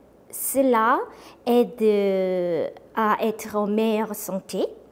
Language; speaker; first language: French; non-native, fluent; Korean